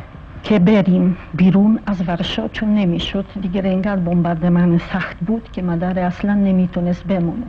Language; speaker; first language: Persian; non-native, fluent; Polish